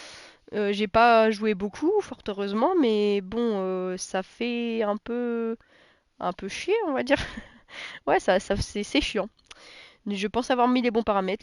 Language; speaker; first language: French; native; French